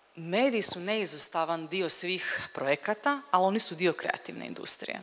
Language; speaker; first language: Croatian; native; Croatian